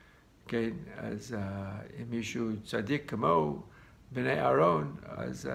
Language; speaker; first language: Hebrew; non-native, fluent; English